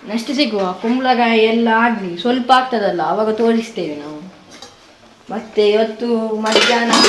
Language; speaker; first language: Kannada; non-native, local second language; Tulu